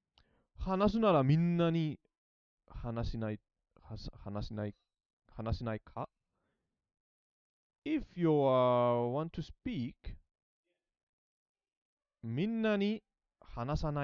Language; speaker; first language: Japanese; non-native, learner; English